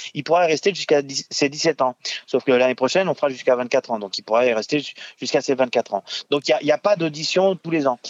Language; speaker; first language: French; native; French